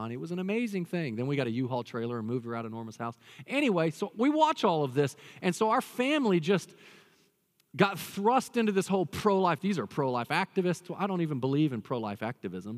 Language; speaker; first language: English; native; English